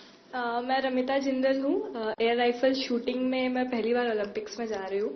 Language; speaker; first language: Hindi; native; Hindi